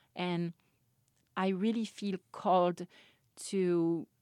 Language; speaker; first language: English; non-native, fluent; French